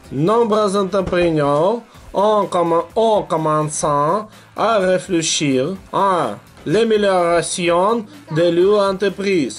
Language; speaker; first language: French; non-native, learner; Russian